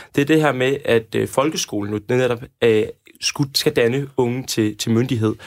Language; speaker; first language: Danish; native; Danish